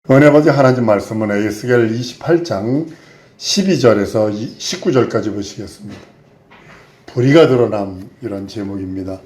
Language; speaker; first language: Korean; native; Korean